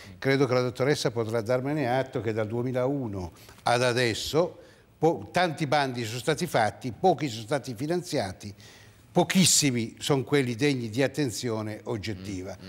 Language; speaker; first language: Italian; native; Italian